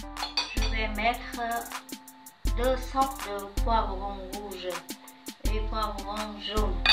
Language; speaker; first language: French; non-native, fluent; Vietnamese